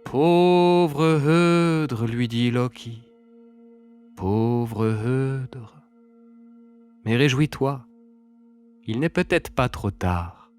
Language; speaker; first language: French; native; French